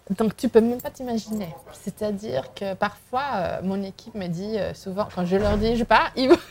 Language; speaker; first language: French; non-native, fluent; Spanish